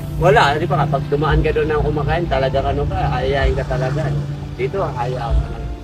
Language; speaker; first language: Filipino; non-native, local second language; Masbatenyo